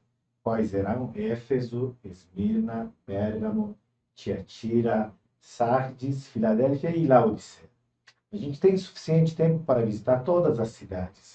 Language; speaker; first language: Portuguese; non-native, fluent; Turkish